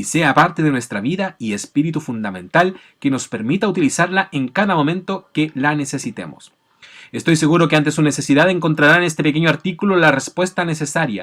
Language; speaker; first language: Spanish; native; Spanish